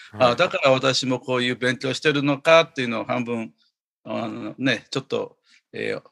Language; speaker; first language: Japanese; native; Japanese